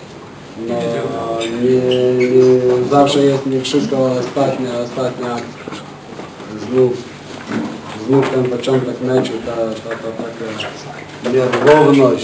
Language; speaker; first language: Polish; non-native, learner; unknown